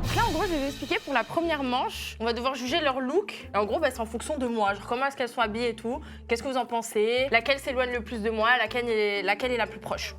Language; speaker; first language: French; native; French